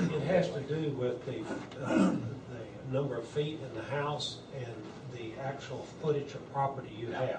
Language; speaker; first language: English; native; English